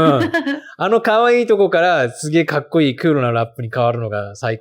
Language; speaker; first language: Japanese; native; Japanese